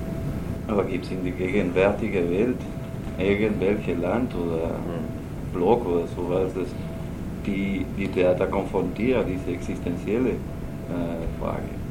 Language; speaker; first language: German; non-native, learner; Spanish